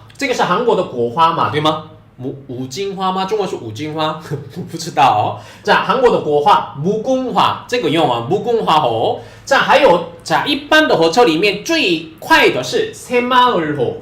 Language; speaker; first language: Chinese; non-native, fluent; Korean